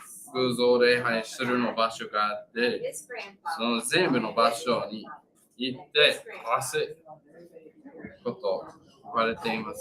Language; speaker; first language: Japanese; non-native, learner; English